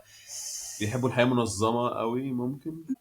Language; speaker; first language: Arabic; native; Arabic